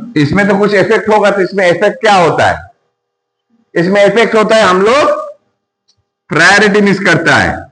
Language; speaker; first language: Hindi; non-native, local second language; Bangla